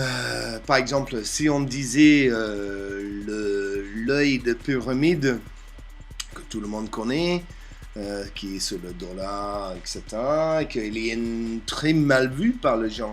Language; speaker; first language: French; non-native, fluent; English